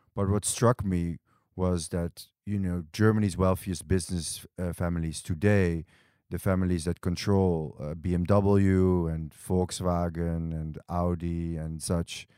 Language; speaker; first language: English; non-native, fluent; Dutch